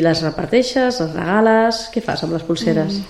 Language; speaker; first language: Catalan; native; Catalan